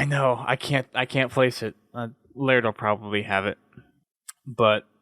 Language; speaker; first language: English; native; English